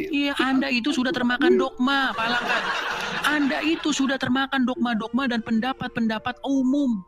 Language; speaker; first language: Indonesian; native; Indonesian